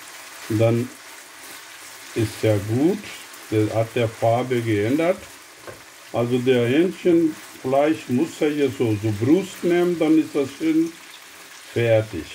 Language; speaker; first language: German; non-native, learner; Urdu